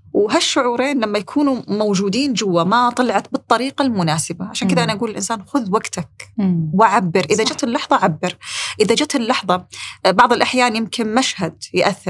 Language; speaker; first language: Arabic; native; Arabic